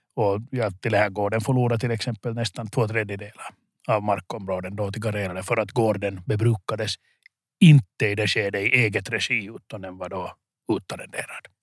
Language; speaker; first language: Swedish; native; Swedish